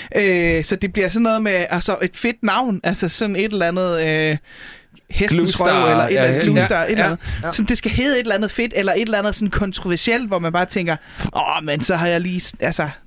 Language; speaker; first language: Danish; native; Danish